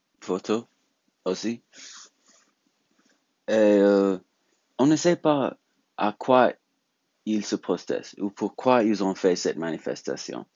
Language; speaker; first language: French; non-native, learner; English